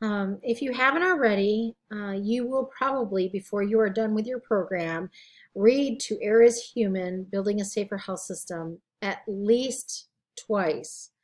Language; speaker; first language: English; native; English